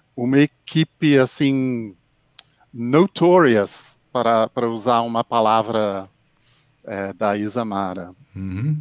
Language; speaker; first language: Portuguese; non-native, fluent; English